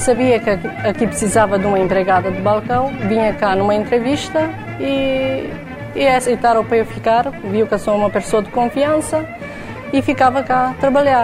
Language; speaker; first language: Portuguese; non-native, learner; Romanian